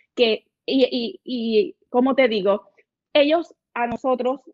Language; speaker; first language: Spanish; native; Spanish